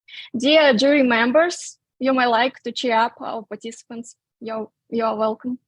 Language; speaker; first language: English; non-native, fluent; Russian